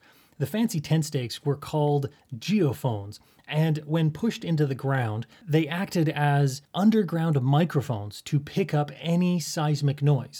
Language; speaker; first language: English; native; English